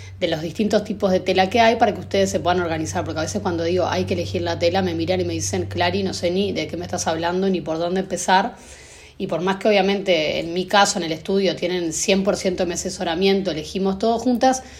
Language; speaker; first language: Spanish; native; Spanish